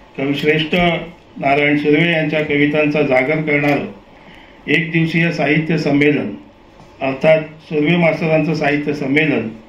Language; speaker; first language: Marathi; native; Marathi